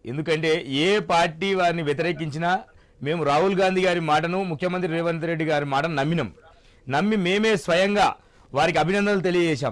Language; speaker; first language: Telugu; native; Telugu